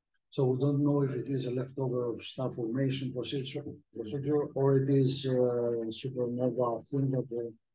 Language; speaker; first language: English; non-native, fluent; Greek